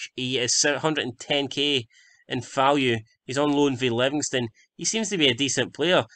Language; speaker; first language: English; native; English